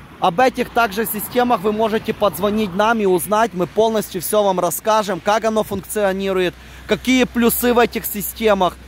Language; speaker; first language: Russian; non-native, local second language; Ukrainian